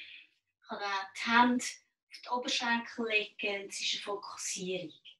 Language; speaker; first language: German; native; German